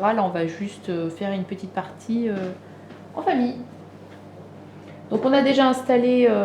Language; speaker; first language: French; native; French